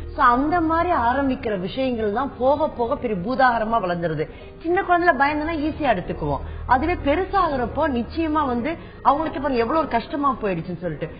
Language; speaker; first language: Tamil; native; Tamil